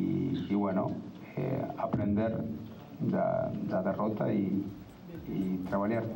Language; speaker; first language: Spanish; non-native, fluent; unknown